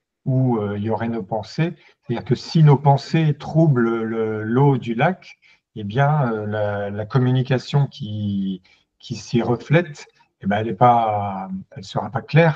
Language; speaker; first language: French; native; French